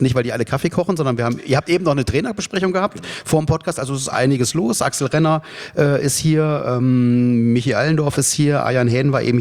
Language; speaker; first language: German; native; German